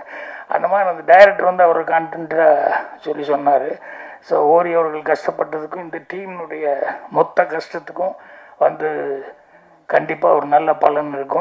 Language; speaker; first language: Tamil; native; Tamil